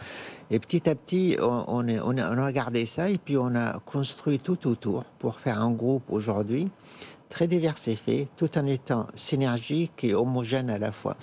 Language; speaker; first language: French; non-native, fluent; Arabic